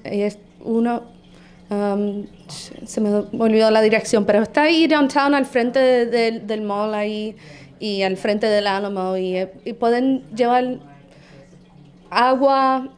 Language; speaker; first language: Spanish; early bilingual, heritage; Spanish